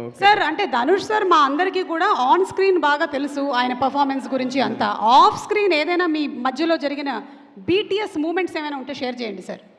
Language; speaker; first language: Telugu; native; Telugu